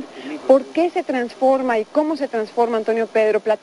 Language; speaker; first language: Spanish; native; Spanish